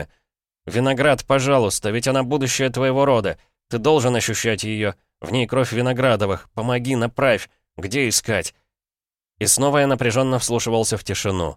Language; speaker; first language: Russian; native; Russian